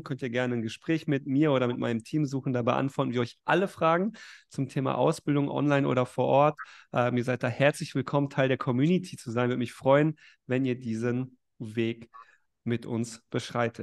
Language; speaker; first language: German; native; German